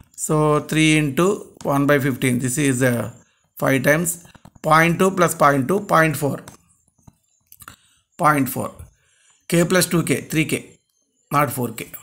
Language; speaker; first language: English; non-native, local second language; Telugu